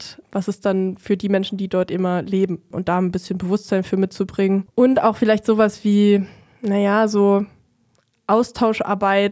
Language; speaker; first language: German; native; German